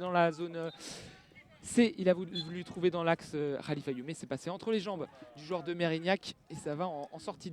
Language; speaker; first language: French; native; French